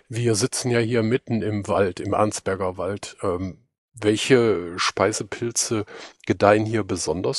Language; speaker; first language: German; native; German